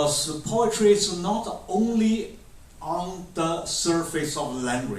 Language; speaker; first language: English; non-native, fluent; Chinese